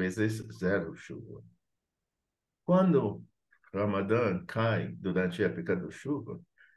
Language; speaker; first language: Portuguese; non-native, fluent; English